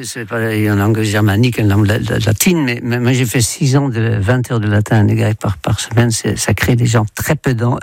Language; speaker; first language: French; non-native, fluent; Dutch